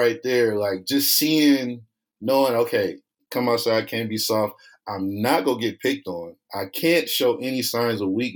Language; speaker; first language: English; native; English